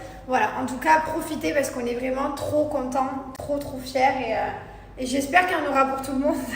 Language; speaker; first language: French; native; French